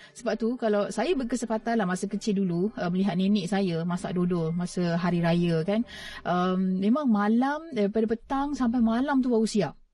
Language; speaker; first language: Malay; native; Malay